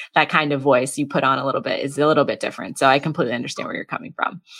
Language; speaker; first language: English; native; English